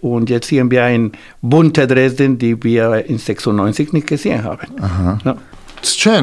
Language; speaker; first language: German; non-native, fluent; Spanish